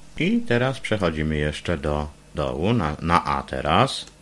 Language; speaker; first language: Polish; native; Polish